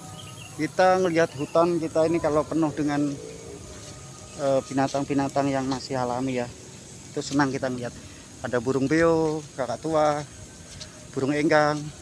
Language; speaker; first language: Indonesian; non-native, local second language; Javanese